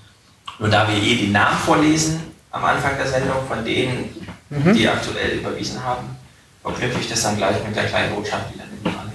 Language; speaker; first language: German; native; German